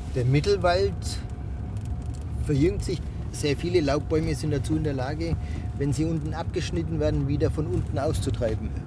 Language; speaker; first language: German; native; German